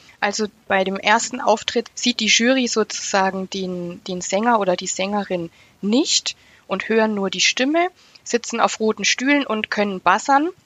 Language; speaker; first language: German; native; German